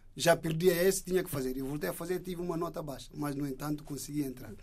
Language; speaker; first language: Portuguese; non-native, fluent; Indonesian